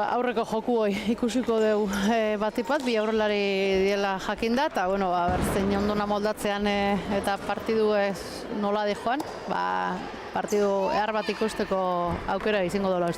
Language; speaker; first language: Basque; native; Basque